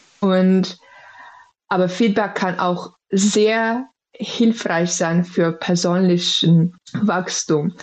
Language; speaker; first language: German; non-native, fluent; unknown